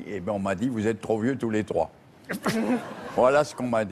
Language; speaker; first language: French; native; French